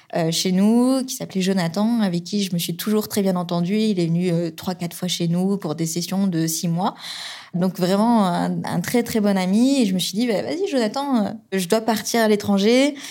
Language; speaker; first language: French; native; French